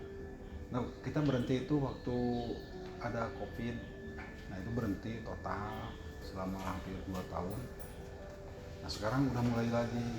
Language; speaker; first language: Indonesian; native; Indonesian